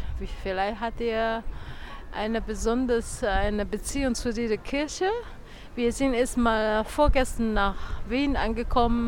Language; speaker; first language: German; non-native, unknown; Chinese